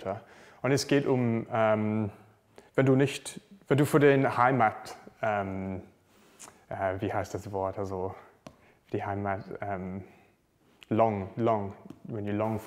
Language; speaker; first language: German; non-native, learner; English